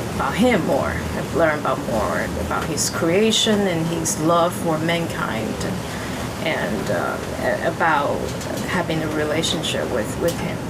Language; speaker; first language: English; non-native, fluent; Chinese